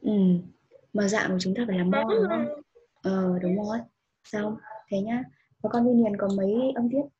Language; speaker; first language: Vietnamese; native; Vietnamese